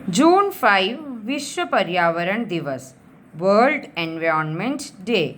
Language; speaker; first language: Hindi; non-native, local second language; Malayalam